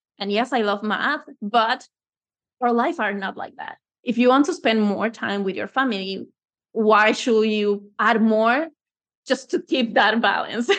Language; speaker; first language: English; non-native, fluent; Spanish